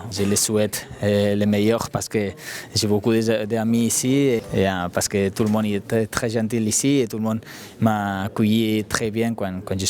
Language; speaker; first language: French; non-native, fluent; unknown